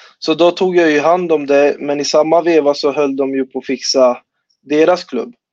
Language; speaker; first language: Swedish; early bilingual, other home language; Spanish